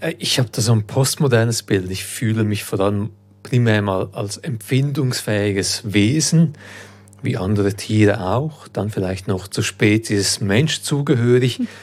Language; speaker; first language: German; early bilingual, other home language; Croatian